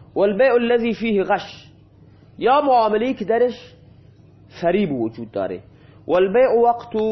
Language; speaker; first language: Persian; non-native, local second language; Baluchi